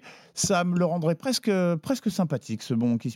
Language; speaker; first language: French; native; French